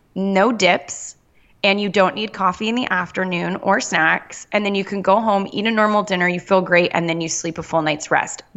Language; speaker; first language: English; native; English